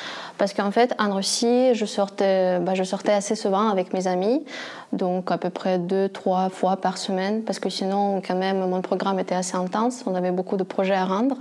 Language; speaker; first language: French; non-native, fluent; Russian